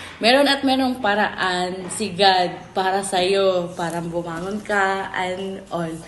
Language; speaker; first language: Filipino; non-native, local second language; Cebuano